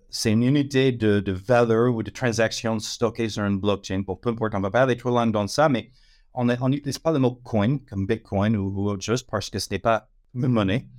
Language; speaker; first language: French; non-native, fluent; English